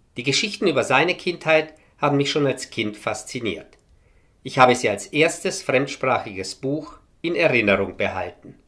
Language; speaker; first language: German; early bilingual, heritage; Romanian